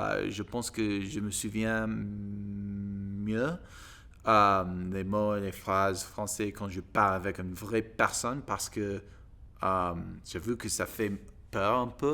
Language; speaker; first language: French; non-native, learner; English